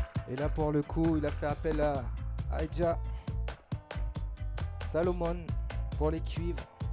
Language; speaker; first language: French; native; French